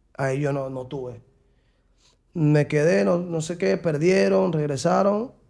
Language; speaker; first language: Spanish; native; Spanish